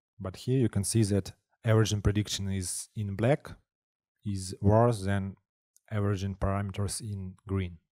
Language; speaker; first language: English; non-native, fluent; Russian